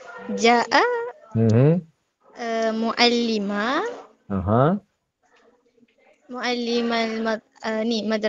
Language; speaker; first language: Arabic; non-native, learner; Malay